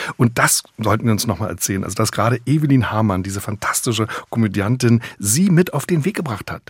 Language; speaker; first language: German; native; German